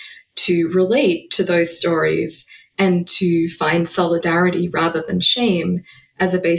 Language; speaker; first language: English; native; English